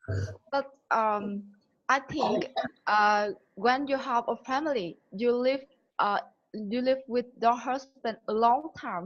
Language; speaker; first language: English; non-native, learner; Vietnamese